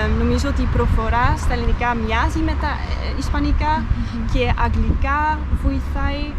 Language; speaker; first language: Greek; non-native, learner; Dutch